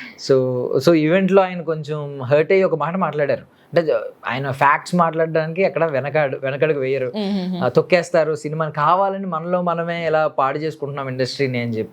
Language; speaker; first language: Telugu; native; Telugu